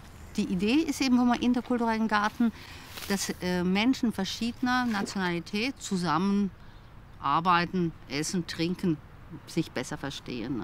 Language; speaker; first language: German; native; German